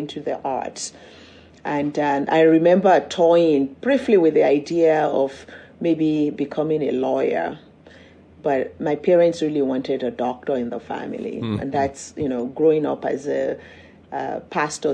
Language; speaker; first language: English; non-native, local second language; Yoruba